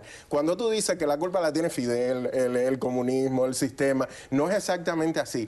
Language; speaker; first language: Spanish; native; Spanish